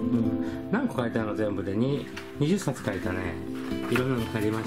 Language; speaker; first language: Japanese; native; Japanese